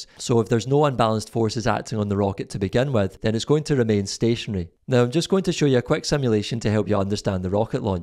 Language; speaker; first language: English; native; English